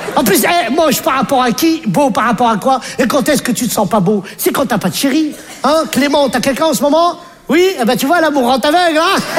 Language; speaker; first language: French; native; French